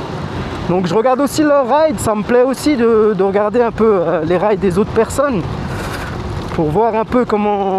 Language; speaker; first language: French; native; French